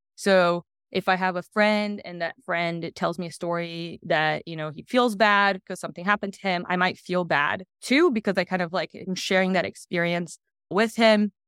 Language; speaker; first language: English; non-native, fluent; Portuguese